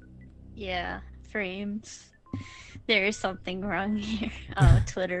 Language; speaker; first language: English; native; English